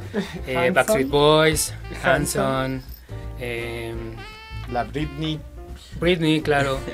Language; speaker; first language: Spanish; native; Spanish